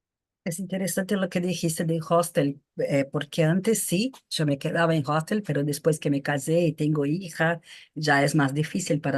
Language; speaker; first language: Spanish; non-native, fluent; Portuguese